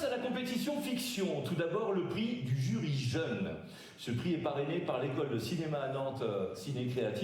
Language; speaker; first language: French; native; French